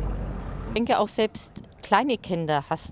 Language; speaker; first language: German; non-native, learner; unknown